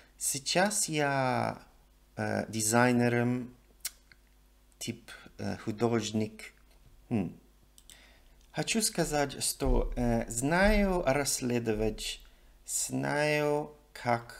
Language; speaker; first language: Russian; non-native, learner; English